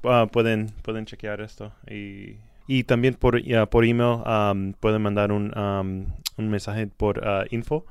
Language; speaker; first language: Spanish; non-native, learner; English